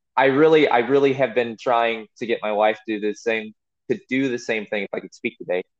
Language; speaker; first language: English; native; English